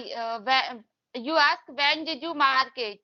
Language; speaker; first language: English; non-native, learner; Hindi